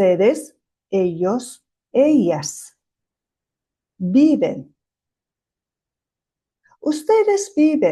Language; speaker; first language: Spanish; non-native, fluent; Mongolian